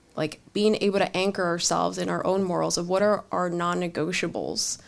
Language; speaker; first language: English; early bilingual, other home language; Spanish